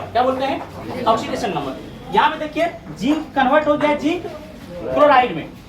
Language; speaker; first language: Hindi; native; Hindi